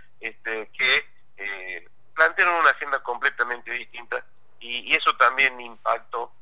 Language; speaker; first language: Spanish; native; Spanish